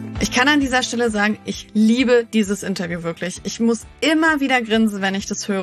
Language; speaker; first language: German; native; German